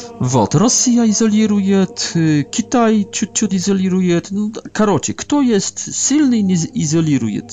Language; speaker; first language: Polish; non-native, learner; Russian